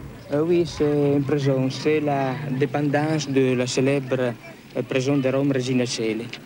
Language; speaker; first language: French; non-native, fluent; Italian